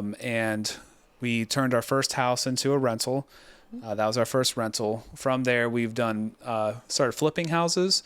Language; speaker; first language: English; native; English